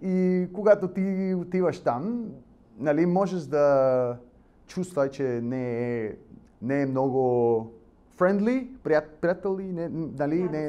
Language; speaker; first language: Bulgarian; non-native, learner; Spanish